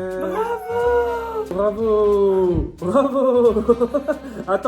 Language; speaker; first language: French; native; French